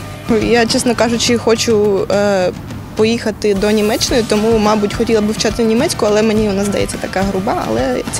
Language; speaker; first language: Ukrainian; non-native, local second language; Russian